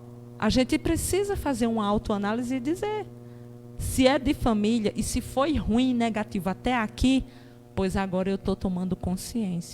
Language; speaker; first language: Portuguese; native; Portuguese